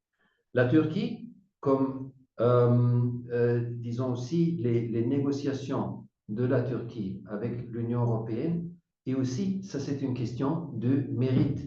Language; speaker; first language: French; non-native, fluent; German